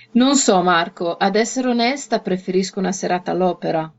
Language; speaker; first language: Italian; native; Italian